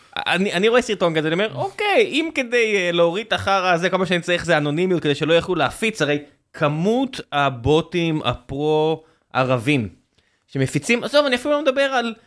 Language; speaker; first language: Hebrew; native; Hebrew